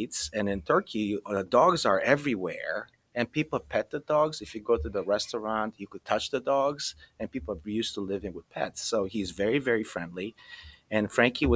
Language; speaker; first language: English; early bilingual, other home language; Romanian